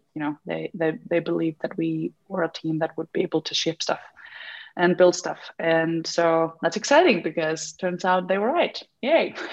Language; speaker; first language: English; non-native, fluent; Icelandic